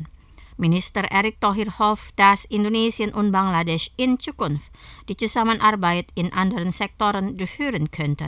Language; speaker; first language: German; non-native, fluent; Indonesian